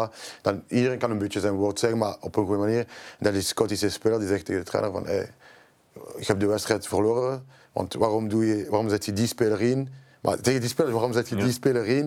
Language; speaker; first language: Dutch; non-native, local second language; French